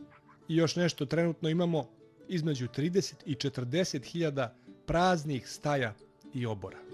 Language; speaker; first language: Bosnian; native; Bosnian